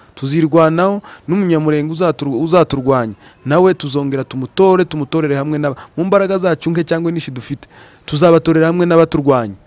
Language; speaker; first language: Kinyarwanda; native; Kinyarwanda